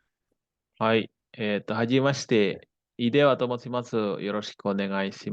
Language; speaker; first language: Japanese; non-native, fluent; Indonesian